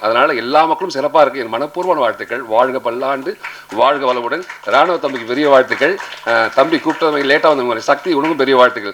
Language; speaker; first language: Tamil; native; Tamil